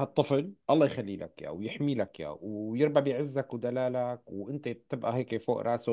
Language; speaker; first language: Arabic; native; Arabic